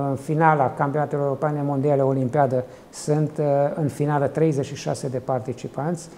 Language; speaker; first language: Romanian; non-native, local second language; Hungarian